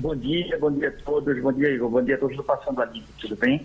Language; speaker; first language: Portuguese; native; Portuguese